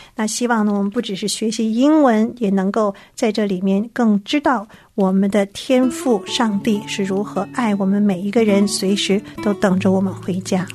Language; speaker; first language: Chinese; native; Chinese